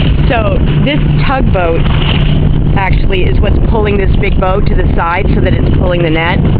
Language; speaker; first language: English; native; English